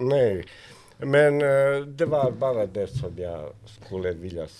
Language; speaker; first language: Swedish; non-native, fluent; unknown